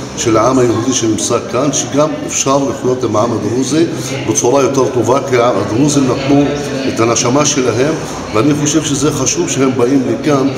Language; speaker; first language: Hebrew; non-native, local second language; Arabic